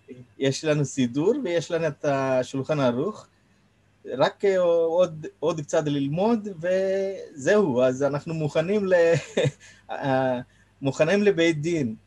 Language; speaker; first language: Hebrew; non-native, fluent; Telugu